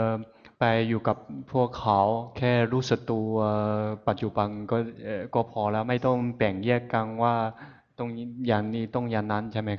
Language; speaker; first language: Thai; non-native, fluent; Chinese